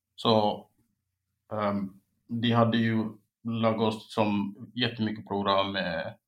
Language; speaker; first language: Swedish; non-native, fluent; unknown